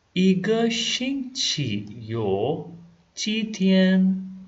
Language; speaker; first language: Chinese; non-native, fluent; Hindi